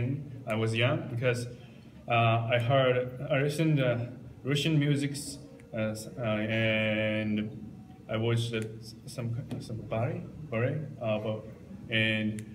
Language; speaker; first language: English; non-native, learner; Japanese